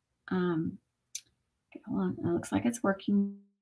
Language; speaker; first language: English; native; English